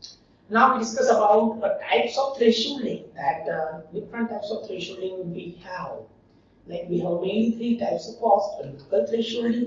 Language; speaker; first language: English; non-native, local second language; Gujarati